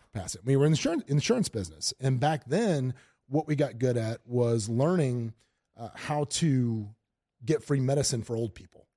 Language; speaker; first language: English; native; English